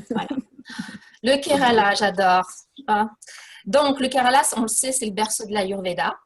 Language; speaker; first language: French; native; French